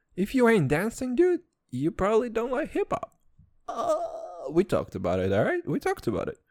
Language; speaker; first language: English; non-native, fluent; Serbian